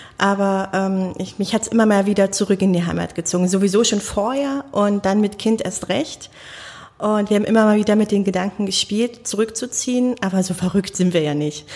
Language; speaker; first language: German; native; German